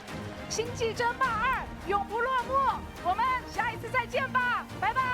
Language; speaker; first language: Chinese; native; Chinese